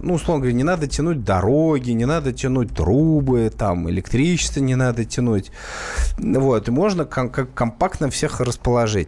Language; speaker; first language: Russian; native; Russian